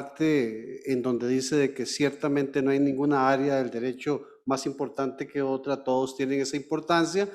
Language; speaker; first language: Spanish; native; Spanish